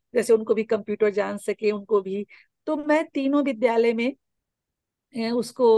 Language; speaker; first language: Hindi; native; Hindi